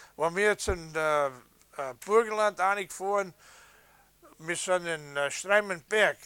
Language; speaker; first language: German; early bilingual, heritage; English